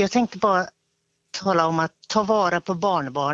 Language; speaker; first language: Swedish; native; Swedish